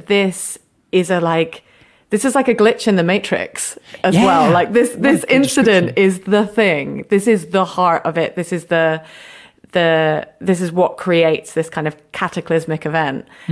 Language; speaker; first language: English; native; English